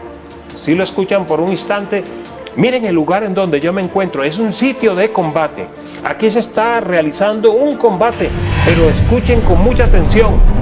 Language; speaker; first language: Spanish; native; Spanish